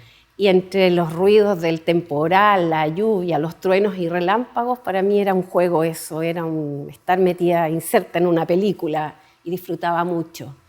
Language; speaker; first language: Spanish; native; Spanish